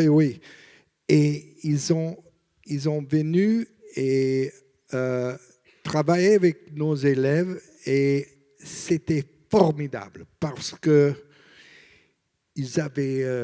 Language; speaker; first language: French; non-native, learner; English